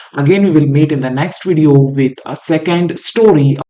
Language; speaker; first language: English; non-native, local second language; Kannada